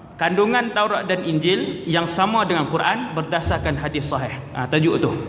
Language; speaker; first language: Malay; native; Malay